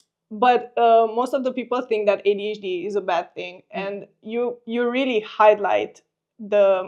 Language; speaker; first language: English; non-native, fluent; Romanian